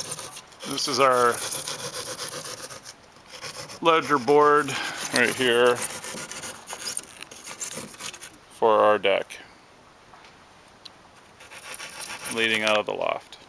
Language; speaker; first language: English; native; English